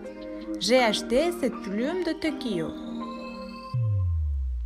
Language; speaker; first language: French; non-native, fluent; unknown